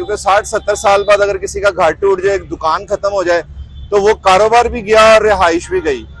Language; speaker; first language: Urdu; non-native, local second language; Punjabi